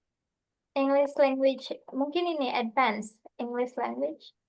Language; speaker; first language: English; non-native, fluent; Indonesian